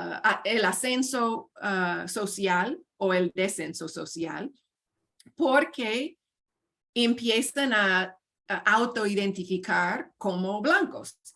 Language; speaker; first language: Spanish; non-native, fluent; English